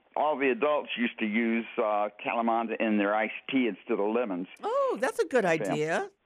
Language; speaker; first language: English; native; English